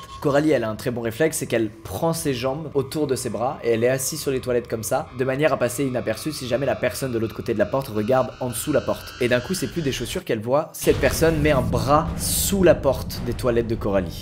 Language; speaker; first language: French; native; French